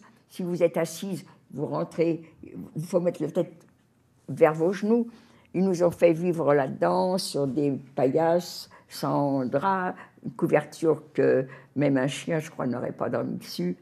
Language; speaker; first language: French; native; French